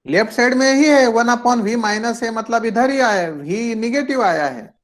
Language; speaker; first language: Hindi; non-native, local second language; Marathi